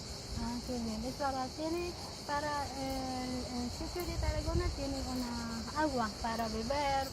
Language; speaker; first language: Spanish; non-native, learner; Filipino